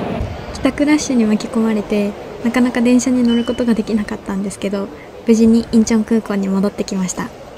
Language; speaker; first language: Japanese; native; Japanese